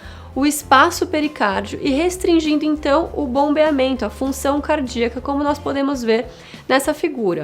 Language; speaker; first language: Portuguese; native; Portuguese